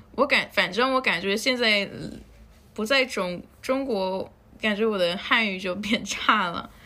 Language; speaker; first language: Chinese; non-native, fluent; Spanish